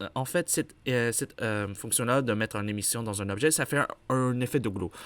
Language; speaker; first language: French; native; French